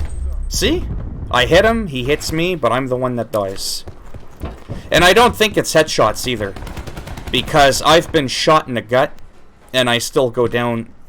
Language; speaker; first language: English; native; English